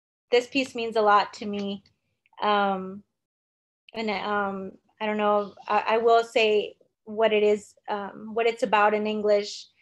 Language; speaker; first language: English; early bilingual, other home language; Spanish